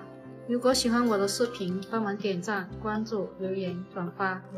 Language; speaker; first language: Chinese; native; Chinese